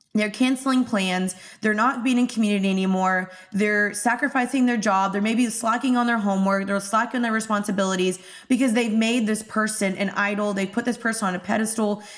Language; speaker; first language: English; native; English